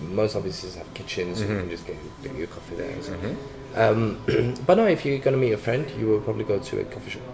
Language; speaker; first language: English; non-native, fluent; Swedish